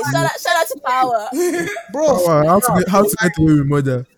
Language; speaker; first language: English; non-native, local second language; Yoruba